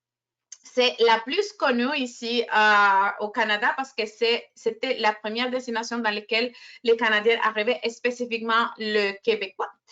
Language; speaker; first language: French; non-native, fluent; Spanish